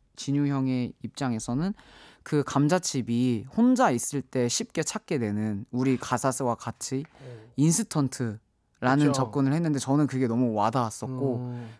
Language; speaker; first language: Korean; native; Korean